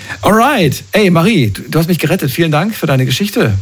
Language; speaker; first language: German; native; German